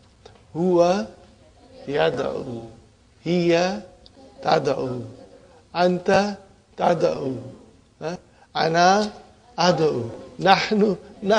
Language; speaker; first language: Arabic; non-native, fluent; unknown